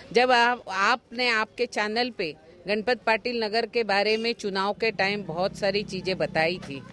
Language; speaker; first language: Hindi; non-native, local second language; Marathi